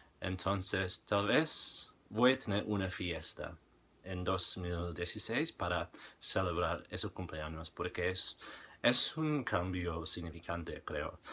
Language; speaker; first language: Spanish; non-native, fluent; English